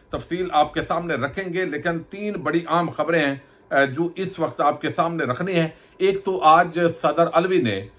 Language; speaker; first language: Urdu; native; Urdu